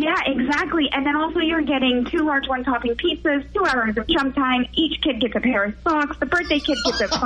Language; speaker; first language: English; native; English